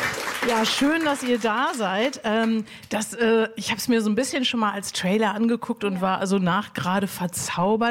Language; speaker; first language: German; native; German